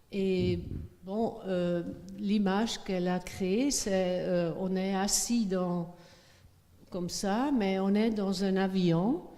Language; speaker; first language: French; non-native, fluent; Swiss German